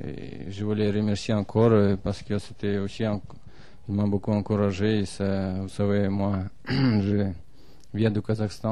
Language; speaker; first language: French; non-native, learner; Russian